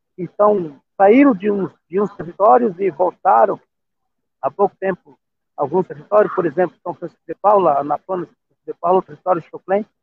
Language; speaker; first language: Portuguese; non-native, local second language; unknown